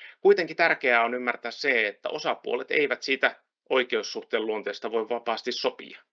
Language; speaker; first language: Finnish; native; Finnish